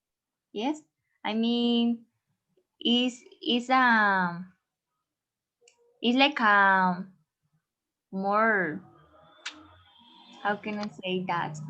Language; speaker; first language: English; non-native, learner; Spanish